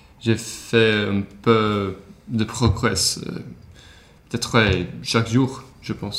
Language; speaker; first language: French; non-native, learner; Swedish